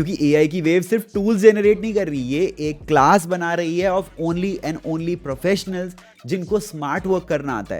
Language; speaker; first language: Hindi; native; Hindi